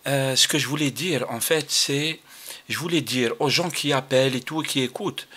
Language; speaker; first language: French; non-native, local second language; Arabic